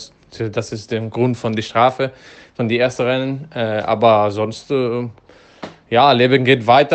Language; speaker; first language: German; non-native, fluent; Dutch